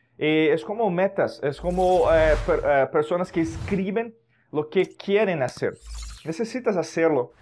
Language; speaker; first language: Spanish; non-native, fluent; Portuguese